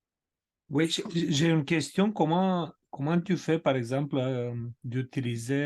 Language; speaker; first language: French; non-native, fluent; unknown